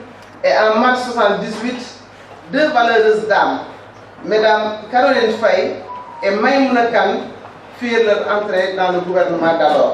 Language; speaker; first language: French; non-native, local second language; Wolof